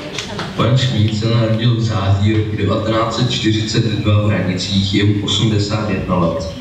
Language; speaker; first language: Czech; native; Czech